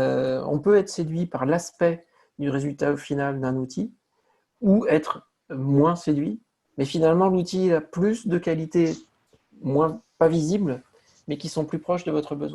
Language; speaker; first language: French; native; French